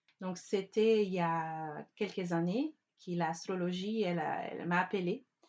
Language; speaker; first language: French; non-native, fluent; Portuguese